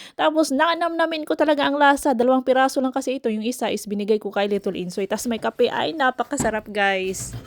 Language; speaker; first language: Filipino; non-native, local second language; Cebuano